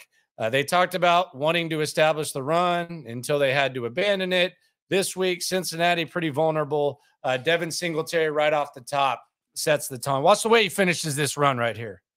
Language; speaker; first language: English; native; English